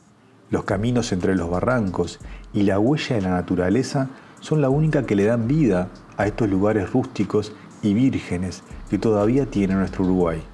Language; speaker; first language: Spanish; native; Spanish